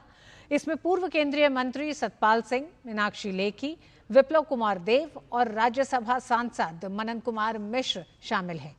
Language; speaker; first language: Hindi; native; Hindi